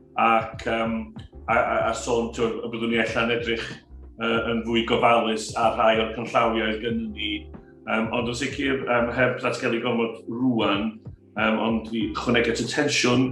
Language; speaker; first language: Welsh; native; Welsh